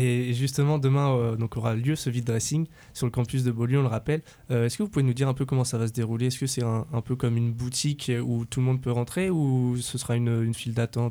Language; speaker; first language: French; native; French